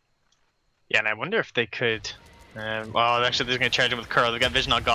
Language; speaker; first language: English; native; English